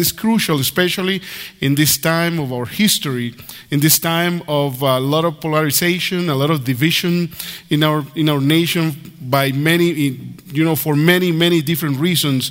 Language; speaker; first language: English; non-native, fluent; Spanish